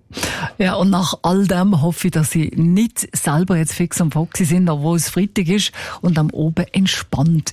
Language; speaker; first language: German; native; German